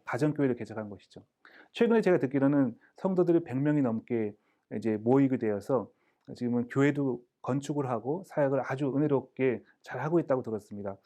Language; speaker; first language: Korean; native; Korean